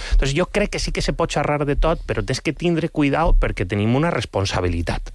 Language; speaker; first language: Catalan; non-native, local second language; Spanish